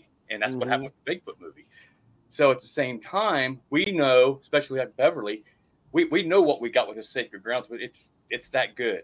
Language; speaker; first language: English; native; English